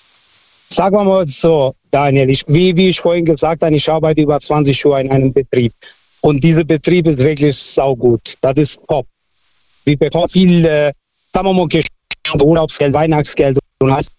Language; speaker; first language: German; non-native, fluent; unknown